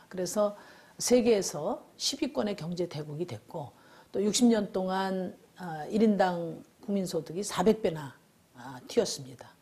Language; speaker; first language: Korean; native; Korean